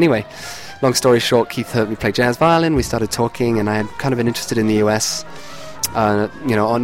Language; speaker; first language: English; native; English